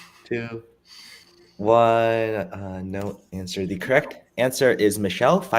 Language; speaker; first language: English; native; English